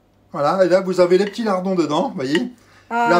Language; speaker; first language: French; native; French